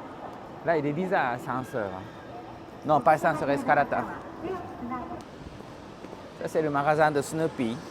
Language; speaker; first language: French; non-native, fluent; Japanese